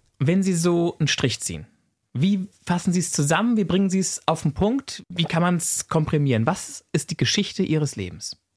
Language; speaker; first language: German; native; German